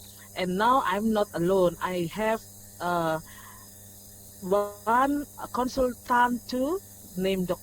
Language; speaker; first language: English; non-native, learner; Indonesian